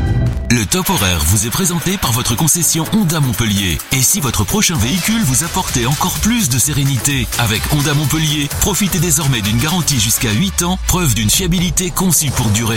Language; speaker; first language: French; native; French